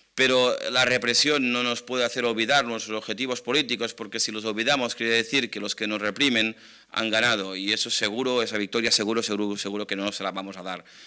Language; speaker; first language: Spanish; non-native, local second language; Catalan